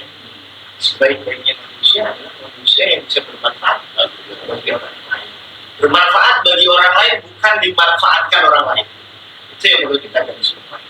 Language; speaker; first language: Indonesian; native; Indonesian